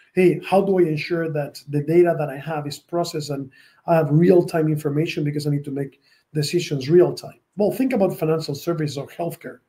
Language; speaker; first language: English; non-native, fluent; Spanish